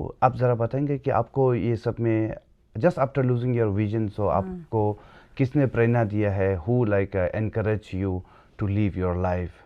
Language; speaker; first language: Hindi; non-native, local second language; Tibetan